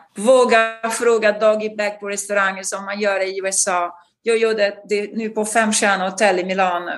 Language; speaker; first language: Swedish; non-native, fluent; Italian